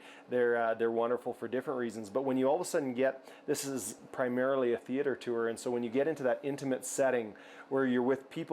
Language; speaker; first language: English; native; English